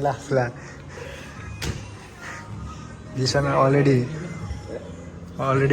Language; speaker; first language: English; non-native, learner; Nepali